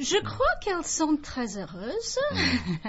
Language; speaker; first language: French; non-native, fluent; English